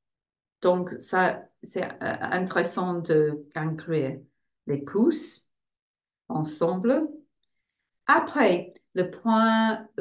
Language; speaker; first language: French; non-native, fluent; English